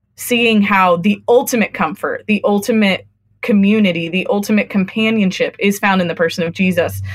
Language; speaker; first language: English; native; English